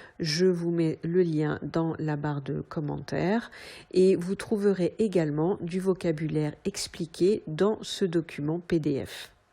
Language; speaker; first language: French; native; French